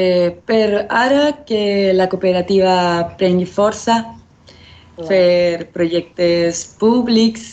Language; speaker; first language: Catalan; non-native, learner; Spanish